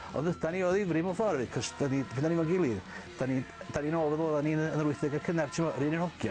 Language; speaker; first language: Welsh; native; Welsh